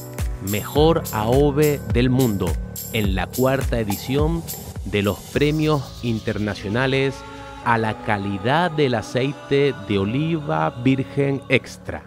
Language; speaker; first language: Spanish; native; Spanish